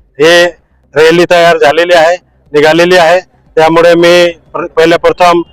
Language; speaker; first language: Marathi; non-native, local second language; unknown